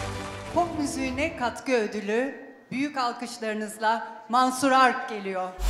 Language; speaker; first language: Turkish; native; Turkish